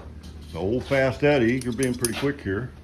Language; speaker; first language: English; native; English